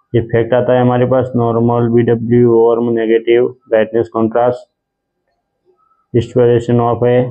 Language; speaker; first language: Hindi; non-native, local second language; Gujarati